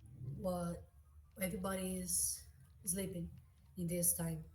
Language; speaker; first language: English; non-native, learner; Portuguese